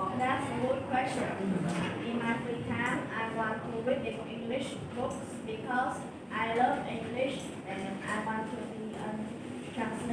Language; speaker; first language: English; non-native, learner; Vietnamese